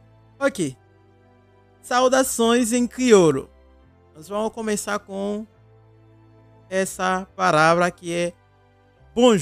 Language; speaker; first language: Portuguese; non-native, fluent; Haitian Creole